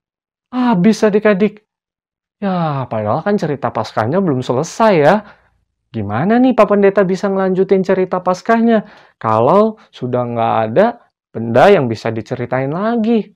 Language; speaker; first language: Indonesian; native; Indonesian